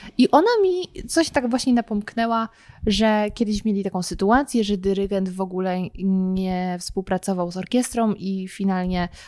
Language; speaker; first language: Polish; native; Polish